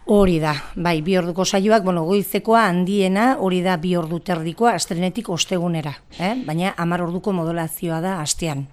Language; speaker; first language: Basque; native; Basque